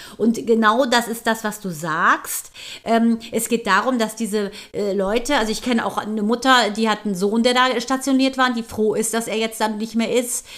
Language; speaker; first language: German; native; German